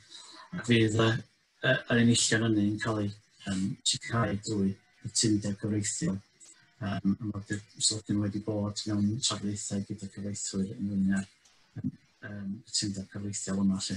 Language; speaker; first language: Welsh; native; Welsh